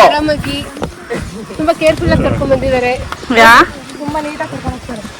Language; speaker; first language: Kannada; native; Kannada